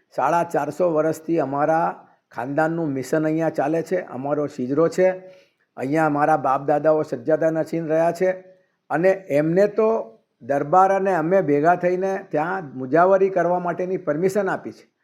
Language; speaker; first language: Gujarati; native; Gujarati